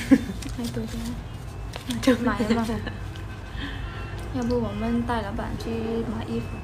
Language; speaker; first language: Chinese; non-native, learner; Vietnamese